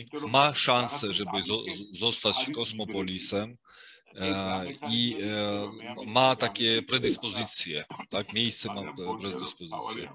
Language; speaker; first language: Polish; non-native, fluent; Georgian